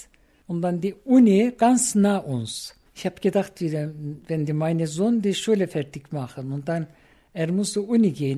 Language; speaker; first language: German; non-native, learner; Turkish